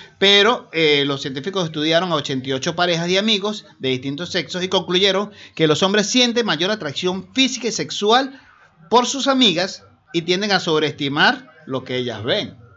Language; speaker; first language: Spanish; native; Spanish